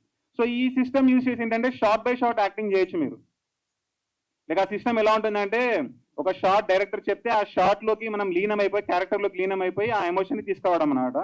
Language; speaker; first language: Telugu; native; Telugu